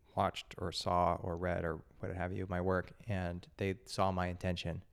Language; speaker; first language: English; native; English